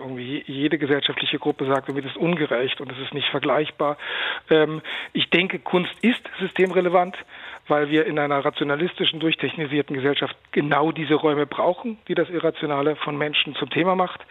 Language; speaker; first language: German; native; German